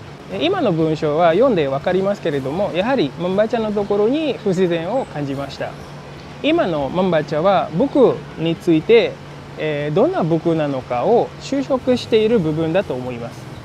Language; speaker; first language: Japanese; non-native, fluent; Indonesian